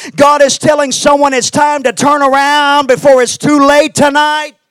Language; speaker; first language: English; native; English